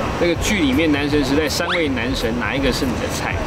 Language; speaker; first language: Chinese; native; Chinese